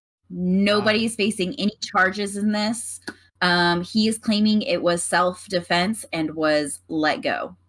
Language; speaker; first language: English; native; English